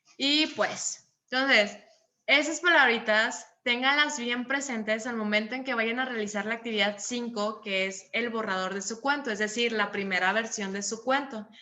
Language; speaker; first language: Spanish; native; Spanish